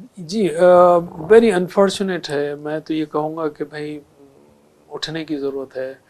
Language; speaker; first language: Urdu; native; Urdu